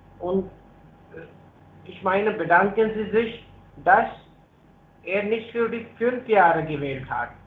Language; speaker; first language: German; non-native, learner; Hindi